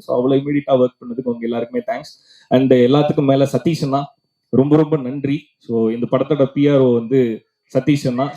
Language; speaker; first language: Tamil; native; Tamil